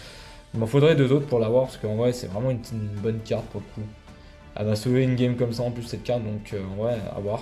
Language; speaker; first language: French; native; French